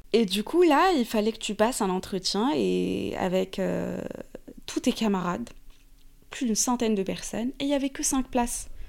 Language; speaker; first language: French; non-native, fluent; Arabic